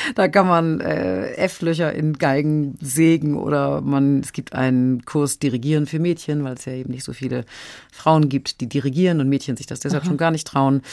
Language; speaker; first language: German; native; German